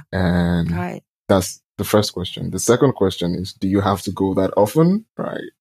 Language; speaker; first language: English; non-native, local second language; Yoruba